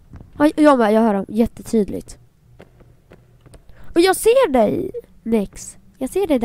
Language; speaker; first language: Swedish; native; Swedish